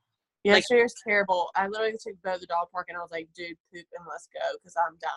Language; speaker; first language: English; native; English